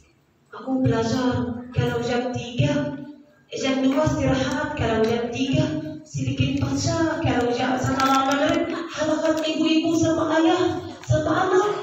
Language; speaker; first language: Indonesian; non-native, learner; Arabic